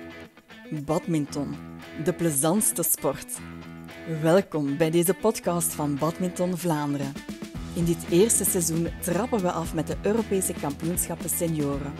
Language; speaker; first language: Dutch; native; Dutch